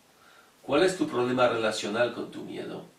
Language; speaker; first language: Spanish; non-native, fluent; French